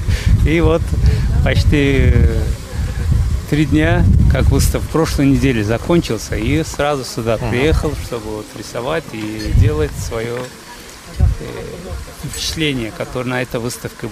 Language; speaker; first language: Russian; non-native, fluent; Azerbaijani